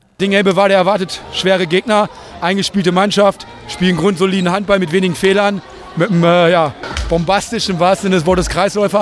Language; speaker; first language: German; native; German